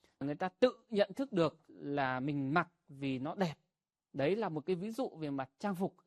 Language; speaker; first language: Vietnamese; non-native, local second language; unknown